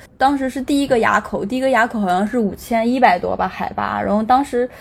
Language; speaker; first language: Chinese; native; Chinese